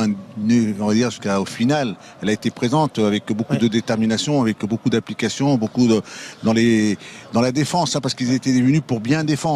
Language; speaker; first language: French; native; French